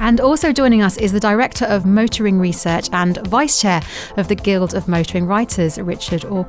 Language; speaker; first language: English; native; English